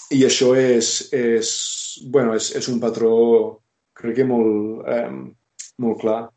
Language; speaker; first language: Catalan; non-native, fluent; English